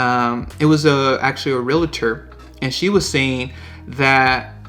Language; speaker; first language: English; native; English